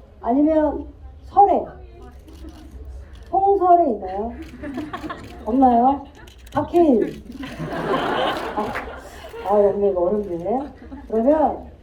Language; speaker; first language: Korean; native; Korean